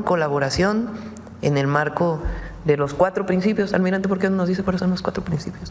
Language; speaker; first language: Spanish; native; Spanish